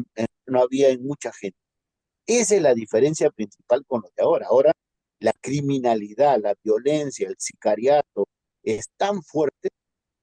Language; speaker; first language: Spanish; native; Spanish